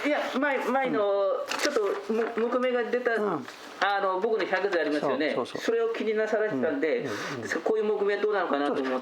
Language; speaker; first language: Japanese; native; Japanese